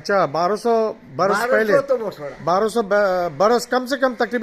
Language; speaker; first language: Hindi; non-native, fluent; Bangla